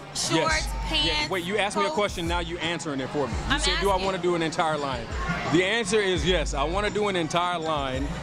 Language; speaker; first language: English; native; English